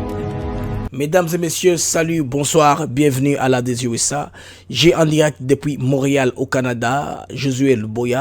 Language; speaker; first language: French; non-native, local second language; Lingala